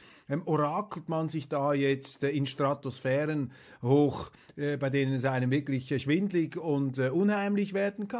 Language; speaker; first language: German; native; German